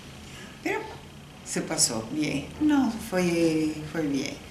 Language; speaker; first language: Portuguese; early bilingual, heritage; Spanish